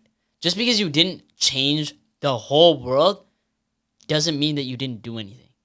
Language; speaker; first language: English; native; English